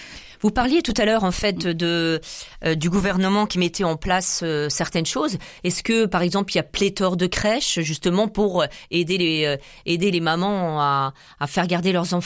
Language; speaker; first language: French; native; French